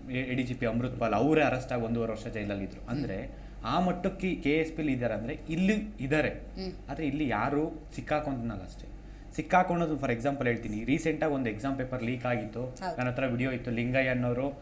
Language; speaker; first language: Kannada; native; Kannada